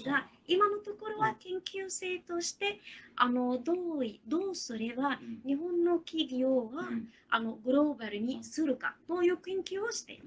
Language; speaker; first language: Japanese; non-native, learner; Arabic